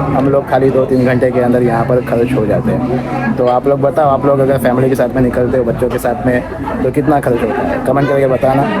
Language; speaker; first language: Hindi; native; Hindi